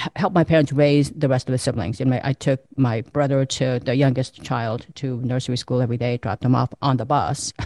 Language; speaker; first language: English; early bilingual, other home language; Korean